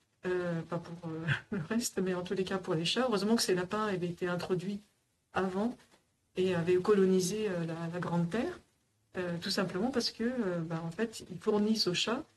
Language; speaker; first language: French; native; French